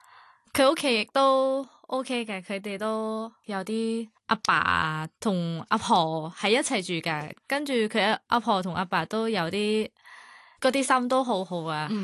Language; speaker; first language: Cantonese; non-native, fluent; Thai